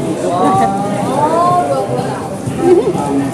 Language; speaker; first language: Indonesian; native; Indonesian